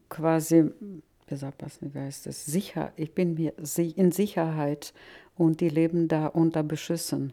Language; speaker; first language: German; non-native, fluent; Russian